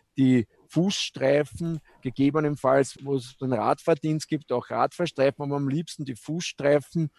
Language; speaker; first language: German; native; German